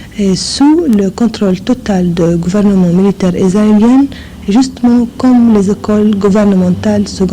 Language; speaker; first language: French; non-native, fluent; English